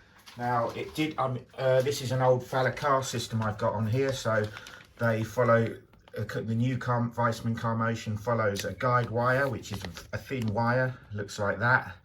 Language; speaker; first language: English; native; English